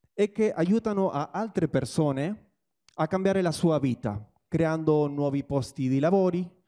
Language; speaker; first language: Italian; non-native, fluent; Spanish